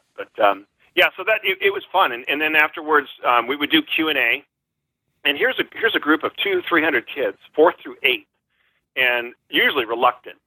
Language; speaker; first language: English; native; English